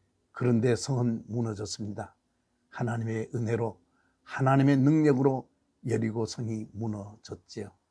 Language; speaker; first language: Korean; native; Korean